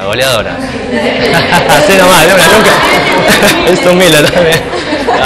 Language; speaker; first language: Spanish; native; Spanish